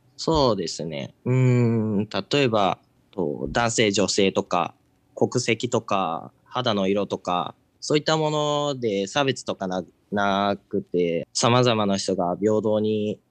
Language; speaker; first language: Japanese; native; Japanese